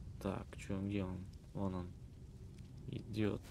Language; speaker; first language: Russian; native; Russian